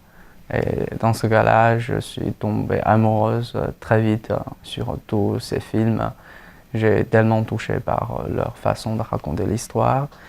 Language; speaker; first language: French; non-native, fluent; Chinese